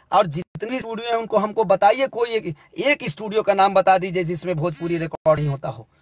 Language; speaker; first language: Hindi; native; Hindi